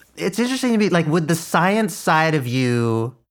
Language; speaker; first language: English; non-native, fluent; Chinese